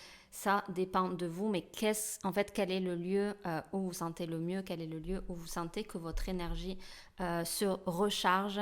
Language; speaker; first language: French; native; French